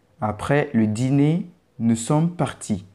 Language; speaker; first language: French; non-native, fluent; English